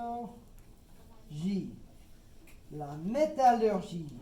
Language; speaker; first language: French; non-native, fluent; English